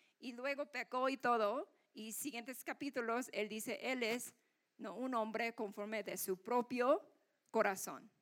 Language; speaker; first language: Spanish; non-native, fluent; Korean